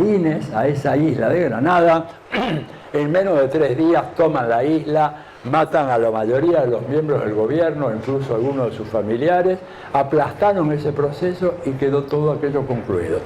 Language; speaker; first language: Spanish; native; Spanish